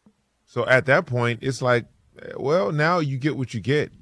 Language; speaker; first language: English; native; English